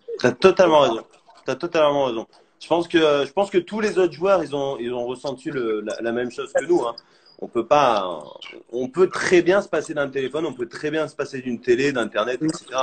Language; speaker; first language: French; native; French